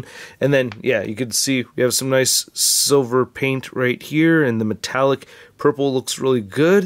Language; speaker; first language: English; native; English